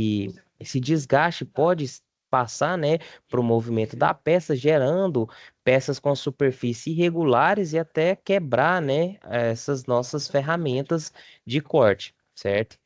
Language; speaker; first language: Portuguese; native; Portuguese